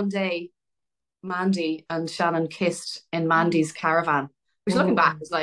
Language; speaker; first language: English; native; English